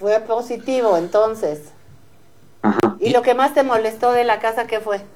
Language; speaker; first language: Spanish; native; Spanish